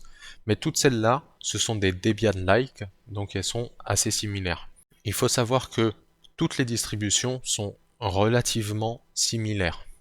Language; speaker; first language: French; native; French